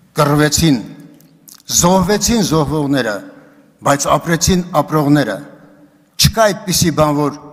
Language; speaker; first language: Armenian; native; Armenian